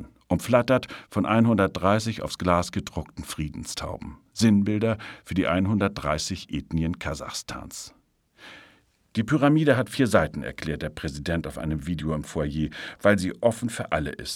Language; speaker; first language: German; native; German